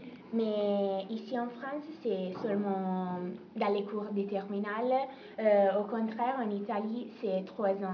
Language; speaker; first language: French; non-native, fluent; Italian